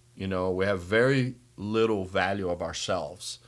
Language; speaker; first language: English; non-native, fluent; Portuguese